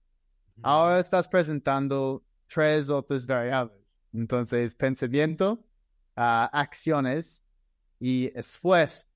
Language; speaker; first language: Spanish; non-native, fluent; English